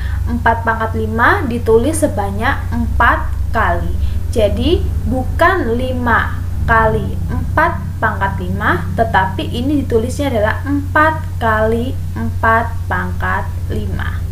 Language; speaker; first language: Indonesian; native; Indonesian